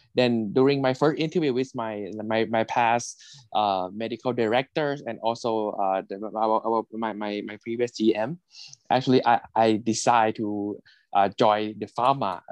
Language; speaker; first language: English; non-native, fluent; Thai